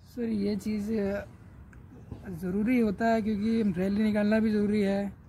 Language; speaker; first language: Hindi; native; Hindi